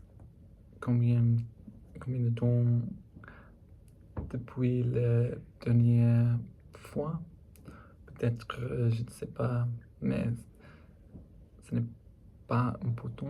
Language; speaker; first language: French; non-native, learner; English